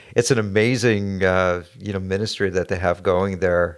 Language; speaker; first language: English; native; English